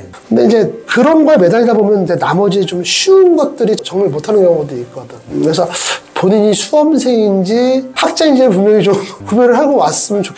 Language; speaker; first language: Korean; native; Korean